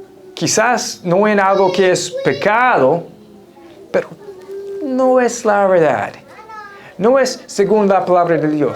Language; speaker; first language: Spanish; non-native, fluent; English